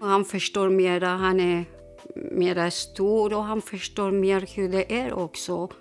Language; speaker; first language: Swedish; non-native, learner; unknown